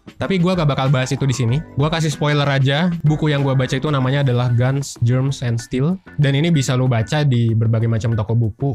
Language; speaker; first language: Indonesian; native; Indonesian